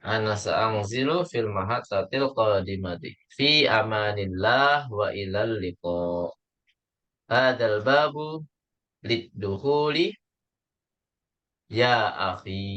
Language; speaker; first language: Arabic; non-native, fluent; Indonesian